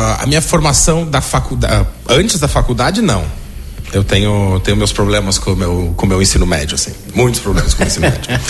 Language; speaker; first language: Portuguese; native; Portuguese